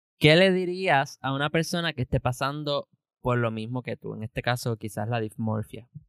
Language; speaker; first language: Spanish; native; Spanish